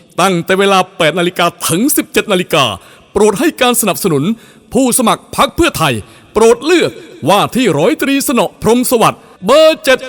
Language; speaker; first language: Thai; native; Thai